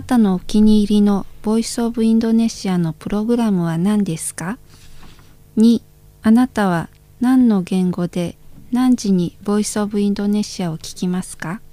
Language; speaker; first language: Japanese; non-native, learner; Indonesian